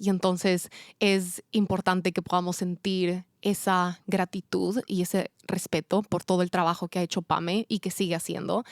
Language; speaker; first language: Spanish; native; Spanish